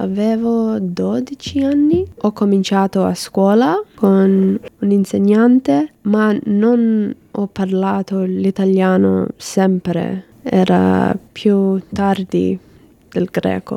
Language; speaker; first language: Italian; non-native, learner; English